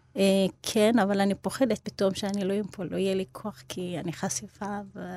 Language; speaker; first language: Hebrew; non-native, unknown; Amharic